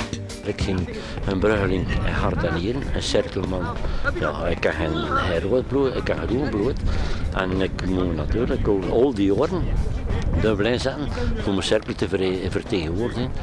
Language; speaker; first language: Dutch; native; Dutch